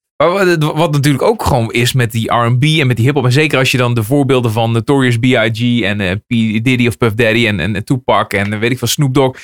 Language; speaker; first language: Dutch; native; Dutch